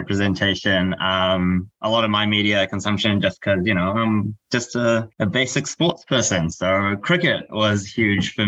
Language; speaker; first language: English; native; English